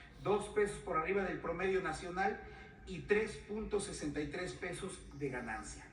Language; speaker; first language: Spanish; native; Spanish